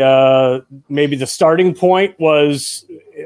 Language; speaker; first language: English; native; English